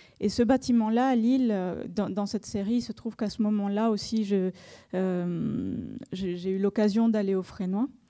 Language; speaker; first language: French; non-native, fluent; Spanish